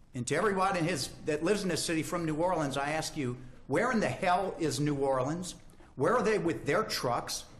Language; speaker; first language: English; native; English